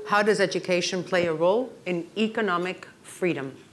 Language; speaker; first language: English; early bilingual, other home language; Spanish